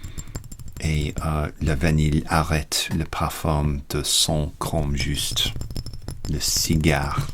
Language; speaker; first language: French; non-native, learner; English